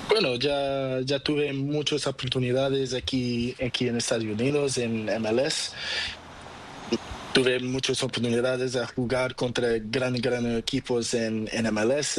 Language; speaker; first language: Spanish; non-native, learner; Portuguese